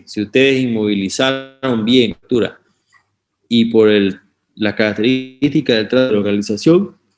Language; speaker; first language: Spanish; native; Spanish